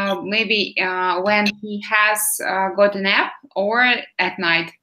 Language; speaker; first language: English; non-native, fluent; Russian